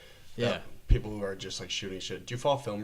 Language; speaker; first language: English; native; English